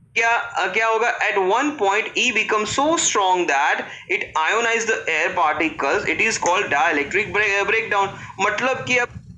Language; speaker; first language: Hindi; non-native, local second language; Gujarati